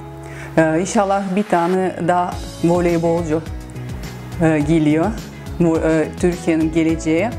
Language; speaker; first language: Turkish; non-native, fluent; Russian